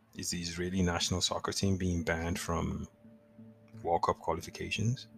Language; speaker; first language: English; non-native, local second language; Yoruba